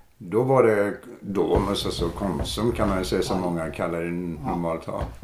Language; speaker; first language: Swedish; native; Swedish